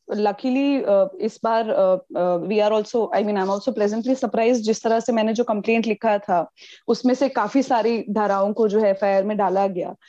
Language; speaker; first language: Hindi; native; Hindi